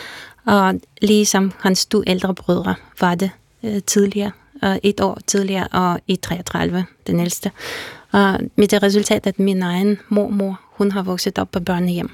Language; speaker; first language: Danish; non-native, fluent; Russian